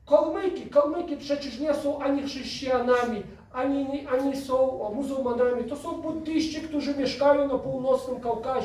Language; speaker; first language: Polish; non-native, fluent; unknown